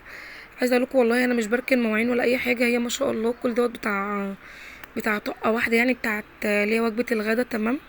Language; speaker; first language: Arabic; native; Arabic